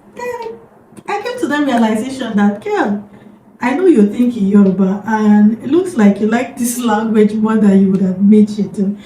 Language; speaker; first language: English; non-native, local second language; Yoruba